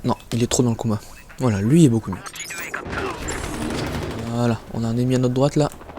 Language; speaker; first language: French; native; French